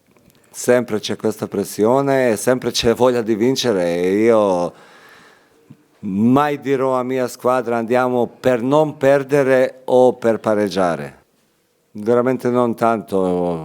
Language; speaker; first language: Italian; non-native, fluent; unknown